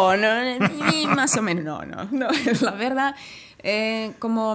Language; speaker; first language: Spanish; non-native, learner; Finnish